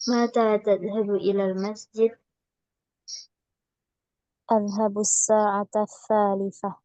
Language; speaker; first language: Arabic; non-native, learner; Indonesian